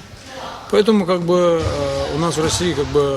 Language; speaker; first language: Russian; non-native, local second language; Ingush